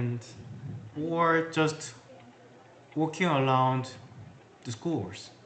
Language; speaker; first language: English; non-native, learner; Korean